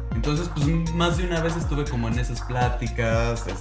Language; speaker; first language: Spanish; native; Spanish